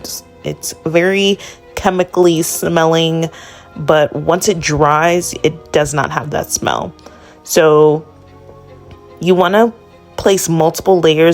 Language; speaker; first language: English; native; English